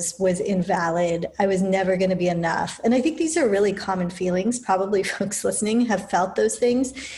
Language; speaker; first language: English; native; English